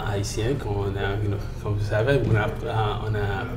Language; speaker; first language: French; early bilingual, heritage; French